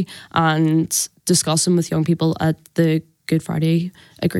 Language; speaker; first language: English; native; English